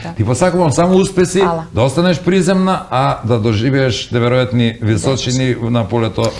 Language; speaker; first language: Macedonian; native; Macedonian